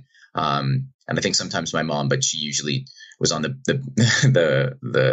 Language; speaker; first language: English; native; English